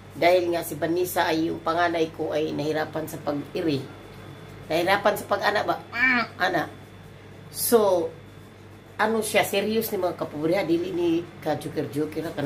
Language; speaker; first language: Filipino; non-native, local second language; Cebuano